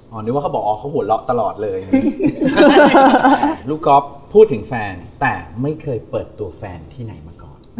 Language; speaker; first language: Thai; native; Thai